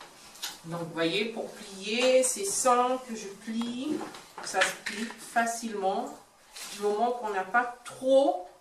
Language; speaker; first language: French; native; French